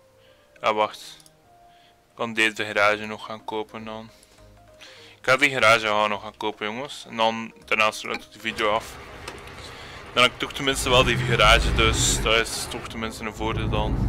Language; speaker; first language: Dutch; native; Dutch